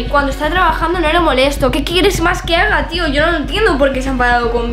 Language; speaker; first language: Spanish; native; Spanish